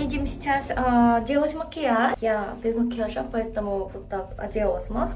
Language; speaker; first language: Russian; non-native, fluent; Korean